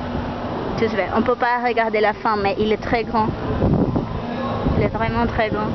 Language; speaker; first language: French; non-native, learner; Portuguese